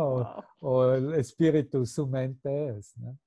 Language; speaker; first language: Spanish; non-native, fluent; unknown